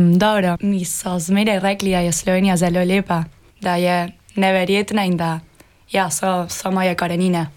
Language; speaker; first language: Slovenian; early bilingual, heritage; Spanish